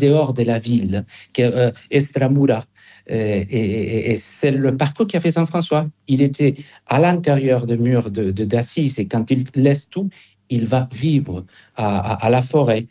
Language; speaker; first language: French; non-native, fluent; Spanish